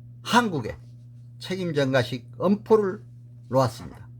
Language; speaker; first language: Korean; native; Korean